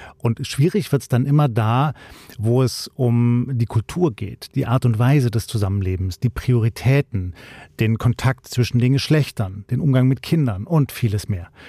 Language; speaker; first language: German; native; German